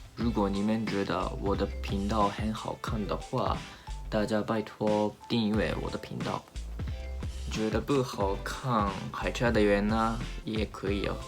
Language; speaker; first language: Chinese; non-native, learner; Japanese